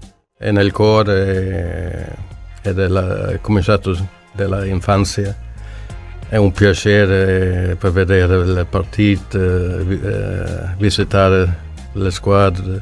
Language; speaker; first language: Italian; non-native, learner; Swedish